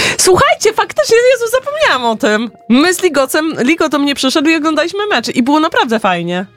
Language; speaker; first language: Polish; native; Polish